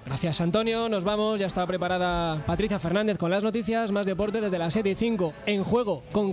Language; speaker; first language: Spanish; native; Spanish